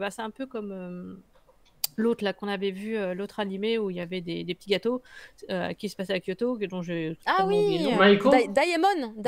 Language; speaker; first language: French; native; French